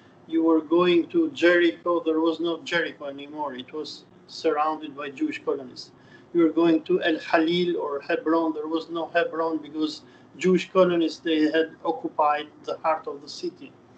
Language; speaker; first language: English; non-native, fluent; Albanian